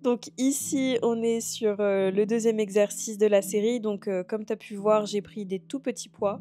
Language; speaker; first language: French; native; French